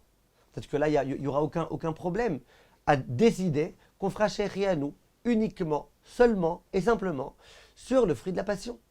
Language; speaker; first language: French; native; French